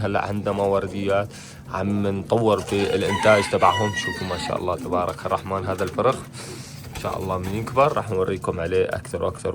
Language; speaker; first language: Arabic; native; Arabic